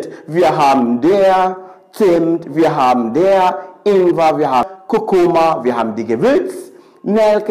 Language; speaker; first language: German; non-native, fluent; Swahili